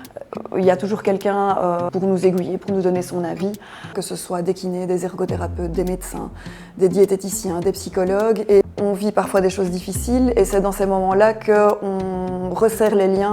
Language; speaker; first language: French; native; French